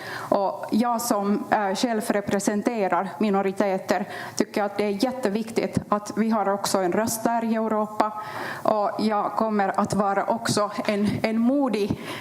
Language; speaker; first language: Swedish; non-native, fluent; Kurdish